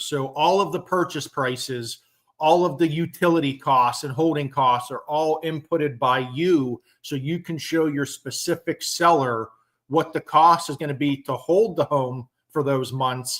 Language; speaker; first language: English; native; English